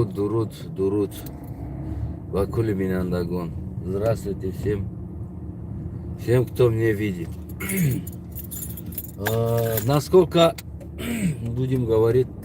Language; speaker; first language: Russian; non-native, local second language; Tajik